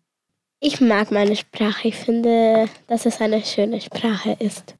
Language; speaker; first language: German; early bilingual, other home language; Spanish